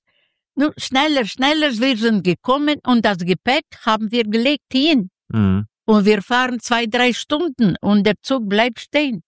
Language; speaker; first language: German; non-native, learner; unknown